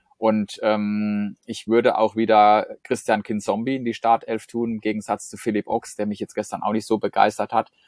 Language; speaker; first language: German; native; German